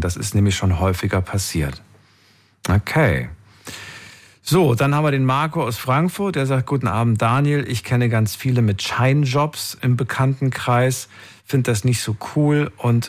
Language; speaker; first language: German; native; German